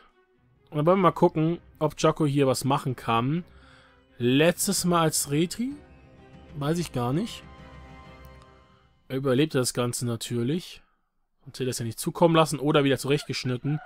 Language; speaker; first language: German; native; German